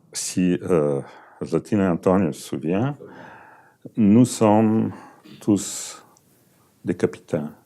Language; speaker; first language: French; non-native, fluent; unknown